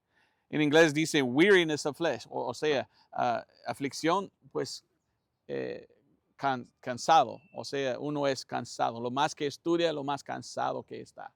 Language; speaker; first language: Spanish; non-native, fluent; English